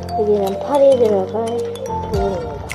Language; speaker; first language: Korean; native; Korean